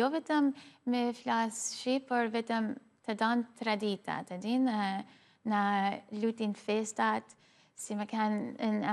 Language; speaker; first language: Albanian; early bilingual, heritage; Albanian